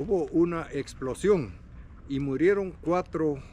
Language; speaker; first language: Spanish; native; Spanish